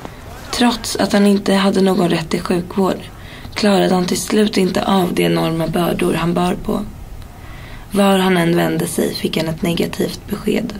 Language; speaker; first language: Swedish; native; Swedish